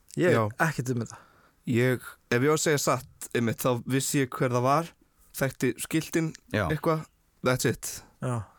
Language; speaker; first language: Icelandic; early bilingual, heritage; Icelandic